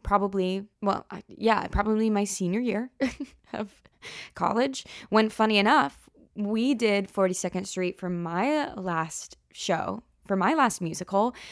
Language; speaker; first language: English; native; English